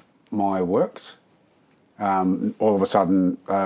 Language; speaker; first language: English; native; English